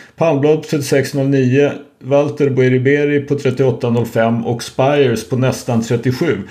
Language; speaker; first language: Swedish; native; Swedish